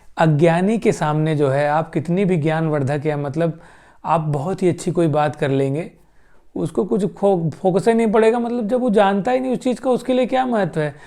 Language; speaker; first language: Hindi; native; Hindi